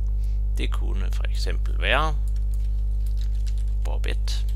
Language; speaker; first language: Danish; native; Danish